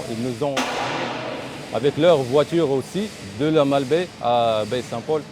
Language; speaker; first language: French; non-native, local second language; Arabic